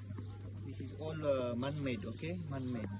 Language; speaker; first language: English; non-native, local second language; Filipino